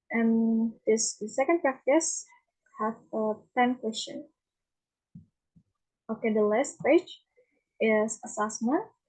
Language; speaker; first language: English; non-native, learner; Indonesian